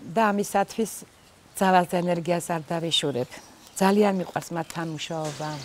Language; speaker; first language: Georgian; non-native, local second language; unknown